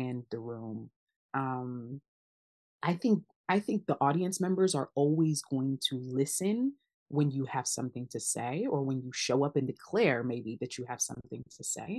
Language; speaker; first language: English; early bilingual, other home language; Akan